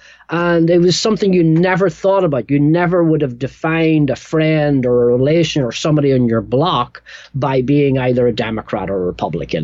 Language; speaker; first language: English; native; English